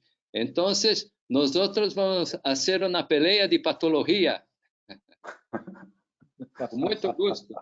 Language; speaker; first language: Spanish; non-native, learner; Portuguese